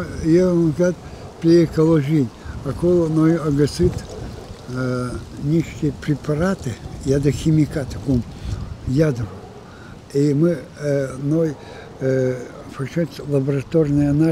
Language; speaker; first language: Romanian; non-native, local second language; Gagauz